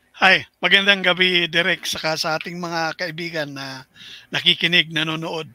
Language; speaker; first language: Filipino; non-native, local second language; Bikol